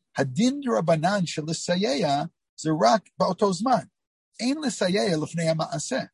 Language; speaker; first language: Hebrew; non-native, fluent; English